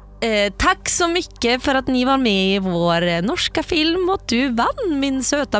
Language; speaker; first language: Norwegian; native; Norwegian